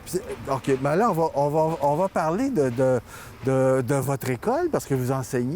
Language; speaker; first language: French; native; French